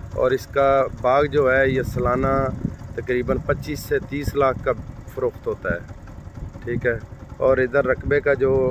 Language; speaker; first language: Urdu; non-native, local second language; Punjabi